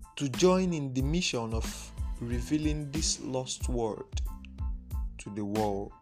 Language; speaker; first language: English; non-native, local second language; Igbo